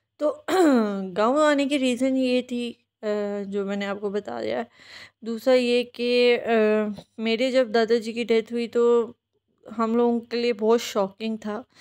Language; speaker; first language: Urdu; native; Urdu